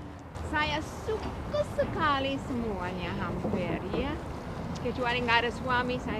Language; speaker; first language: Indonesian; non-native, fluent; English